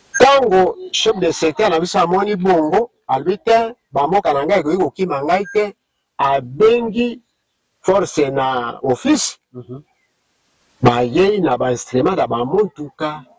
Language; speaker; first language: Lingala; non-native, local second language; Mongo